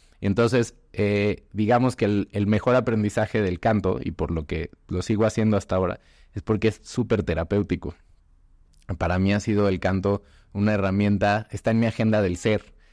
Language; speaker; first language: Spanish; native; Spanish